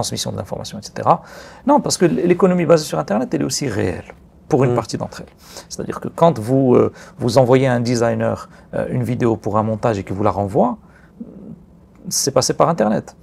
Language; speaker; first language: French; non-native, local second language; Arabic